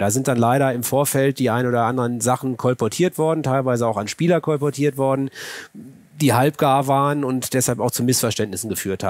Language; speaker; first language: German; native; German